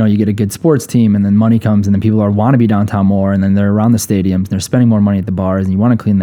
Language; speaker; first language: English; native; English